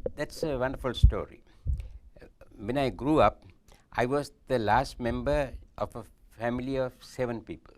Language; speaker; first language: English; non-native, local second language; Sinhala